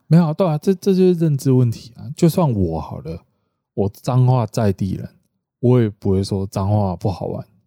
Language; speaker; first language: Chinese; native; Chinese